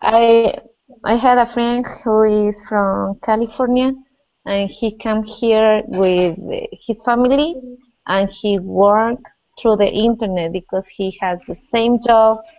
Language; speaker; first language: English; non-native, learner; Spanish